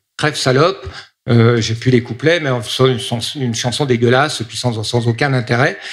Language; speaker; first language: French; native; French